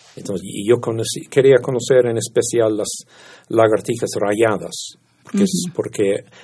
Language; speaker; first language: Spanish; non-native, fluent; English